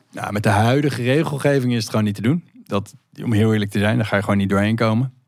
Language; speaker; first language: Dutch; native; Dutch